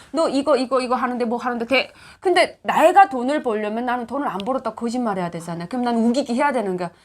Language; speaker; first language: Korean; native; Korean